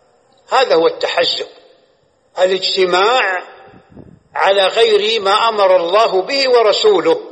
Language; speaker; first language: Arabic; native; Arabic